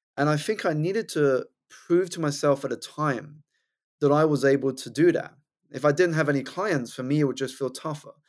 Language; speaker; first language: English; native; English